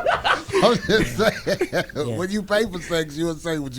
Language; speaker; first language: English; native; English